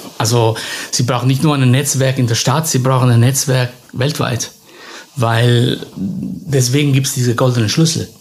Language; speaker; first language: German; non-native, fluent; Italian